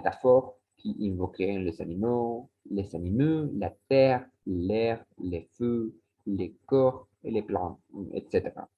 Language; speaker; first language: French; non-native, learner; Spanish